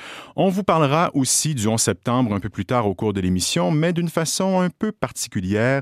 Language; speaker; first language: French; native; French